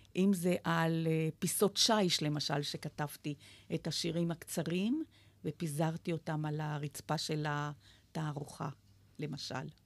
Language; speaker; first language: Hebrew; native; Hebrew